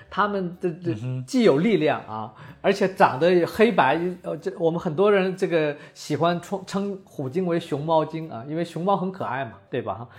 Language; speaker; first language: Chinese; native; Chinese